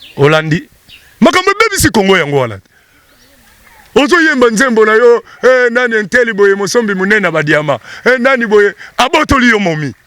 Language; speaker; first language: Lingala; non-native, local second language; Kongo